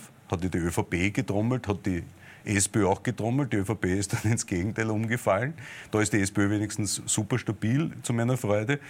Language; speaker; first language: German; native; German